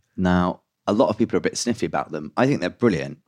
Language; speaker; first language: English; native; English